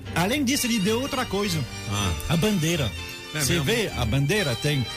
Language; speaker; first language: Portuguese; non-native, fluent; French